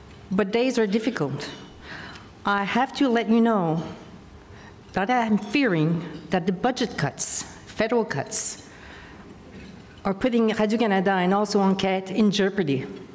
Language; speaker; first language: English; non-native, fluent; French